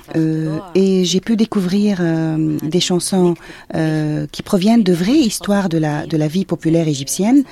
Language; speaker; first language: French; non-native, fluent; Arabic